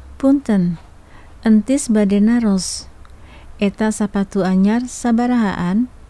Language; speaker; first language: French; non-native, fluent; Indonesian